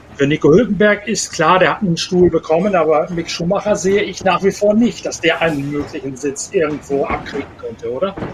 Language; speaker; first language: German; native; German